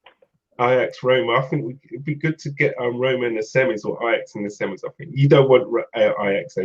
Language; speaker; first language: English; native; English